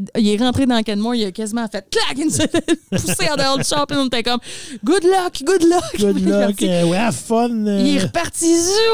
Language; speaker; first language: French; native; French